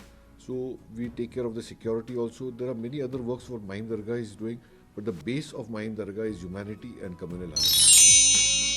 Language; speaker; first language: English; non-native, local second language; Hindi